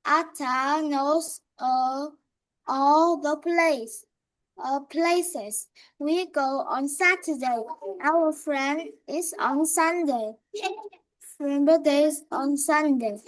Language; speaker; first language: English; non-native, learner; Vietnamese